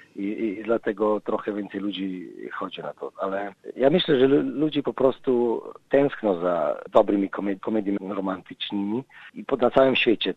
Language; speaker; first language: Polish; non-native, fluent; Slovenian